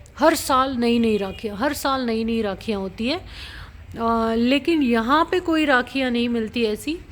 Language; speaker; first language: Hindi; non-native, local second language; Marathi